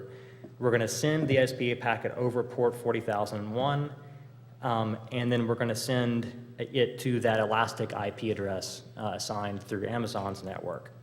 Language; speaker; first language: English; native; English